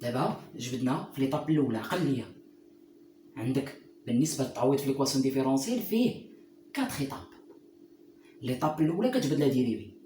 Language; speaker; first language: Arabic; native; Arabic